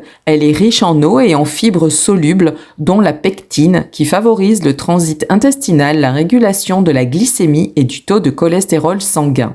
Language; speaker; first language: French; native; French